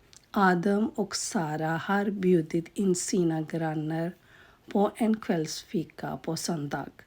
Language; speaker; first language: Swedish; non-native, fluent; Urdu